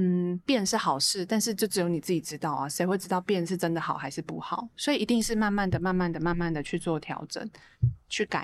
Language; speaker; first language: Chinese; native; Chinese